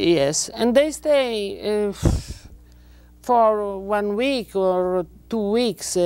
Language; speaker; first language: English; non-native, learner; Italian